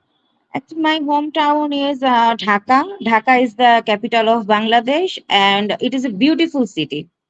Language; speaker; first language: English; non-native, learner; Bangla